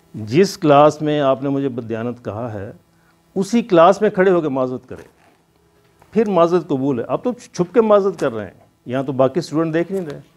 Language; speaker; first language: Urdu; non-native, local second language; Punjabi